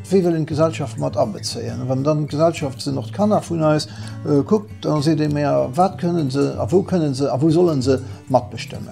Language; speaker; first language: German; non-native, local second language; Luxembourgish